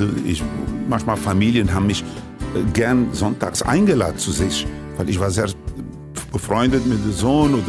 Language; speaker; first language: German; non-native, fluent; Spanish